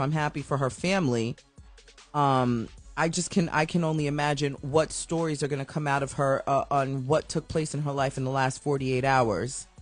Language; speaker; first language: English; native; English